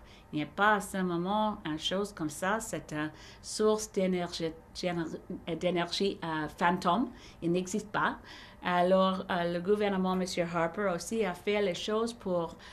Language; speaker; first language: French; non-native, learner; English